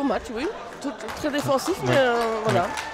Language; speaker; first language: French; native; French